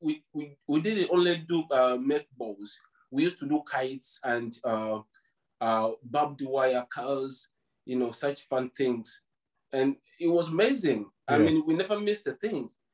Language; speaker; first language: English; non-native, local second language; Ganda